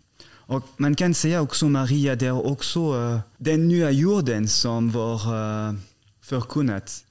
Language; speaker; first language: Swedish; non-native, fluent; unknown